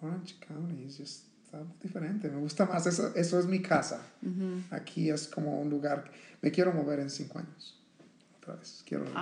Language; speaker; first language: Spanish; early bilingual, heritage; Spanish